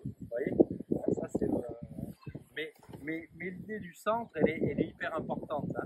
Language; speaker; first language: French; native; French